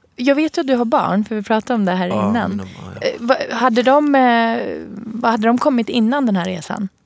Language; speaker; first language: Swedish; native; Swedish